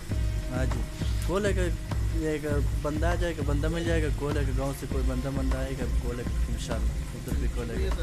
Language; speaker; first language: Hindi; non-native, local second language; Pashto